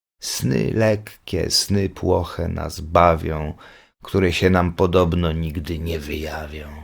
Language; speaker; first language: Polish; native; Polish